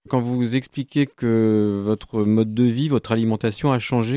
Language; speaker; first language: French; native; French